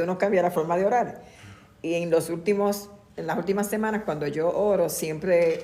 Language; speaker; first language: Spanish; native; Spanish